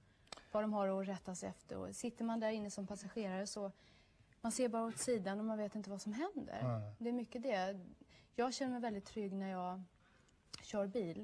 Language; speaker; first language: Swedish; native; Swedish